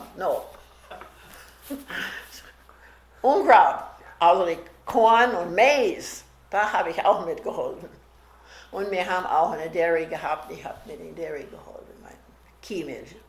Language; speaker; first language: German; early bilingual, heritage; German